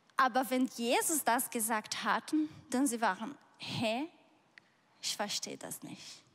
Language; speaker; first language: German; non-native, fluent; Portuguese